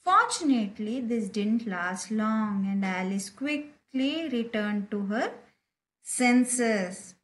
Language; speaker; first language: English; non-native, local second language; Kannada